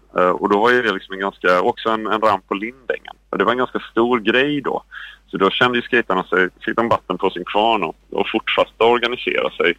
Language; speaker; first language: Swedish; native; Swedish